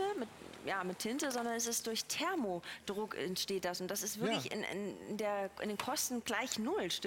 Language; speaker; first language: German; native; German